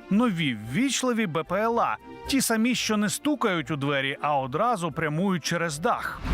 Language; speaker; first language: Ukrainian; native; Ukrainian